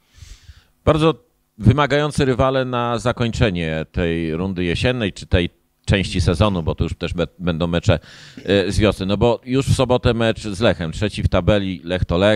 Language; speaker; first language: Polish; native; Polish